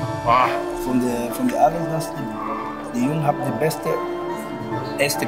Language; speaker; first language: German; non-native, learner; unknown